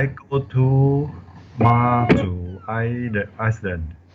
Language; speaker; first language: English; non-native, learner; Chinese